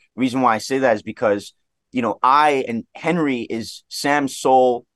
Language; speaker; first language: English; native; English